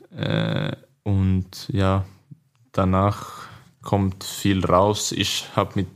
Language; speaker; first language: German; non-native, learner; Swedish